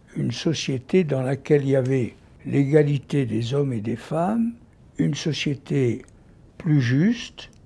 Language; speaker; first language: French; native; French